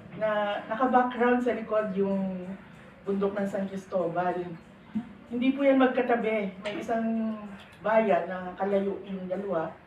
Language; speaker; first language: Filipino; native; Filipino